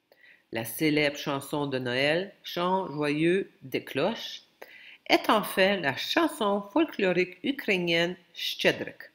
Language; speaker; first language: French; non-native, local second language; Ukrainian